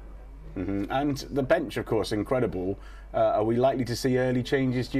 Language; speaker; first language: English; native; English